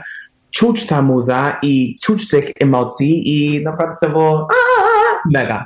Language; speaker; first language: Polish; early bilingual, heritage; English